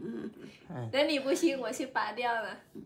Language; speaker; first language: Chinese; non-native, learner; Lao